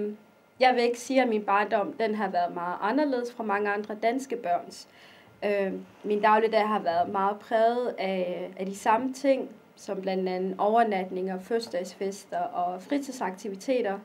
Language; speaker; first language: Danish; early bilingual, other home language; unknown